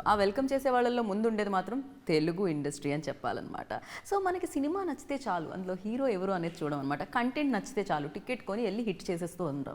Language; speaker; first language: Telugu; native; Telugu